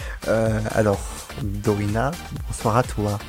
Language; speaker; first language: French; native; French